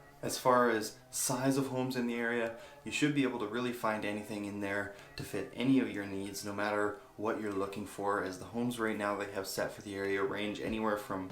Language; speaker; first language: English; native; English